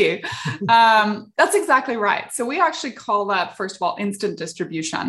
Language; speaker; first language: English; native; English